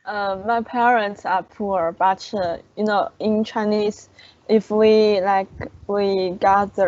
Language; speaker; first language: English; non-native, learner; Chinese